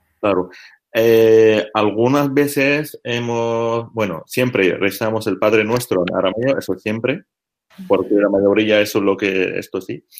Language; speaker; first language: Spanish; non-native, fluent; Arabic